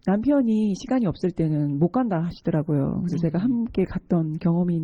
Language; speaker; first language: Korean; native; Korean